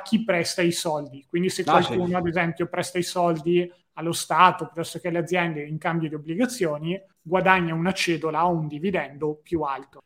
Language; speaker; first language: Italian; native; Italian